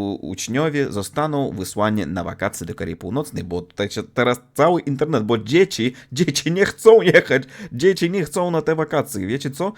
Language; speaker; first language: Polish; non-native, fluent; Russian